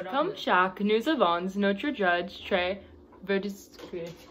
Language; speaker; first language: French; non-native, learner; English